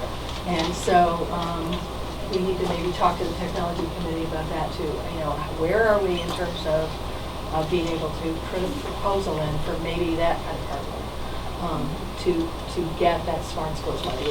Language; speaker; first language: English; native; English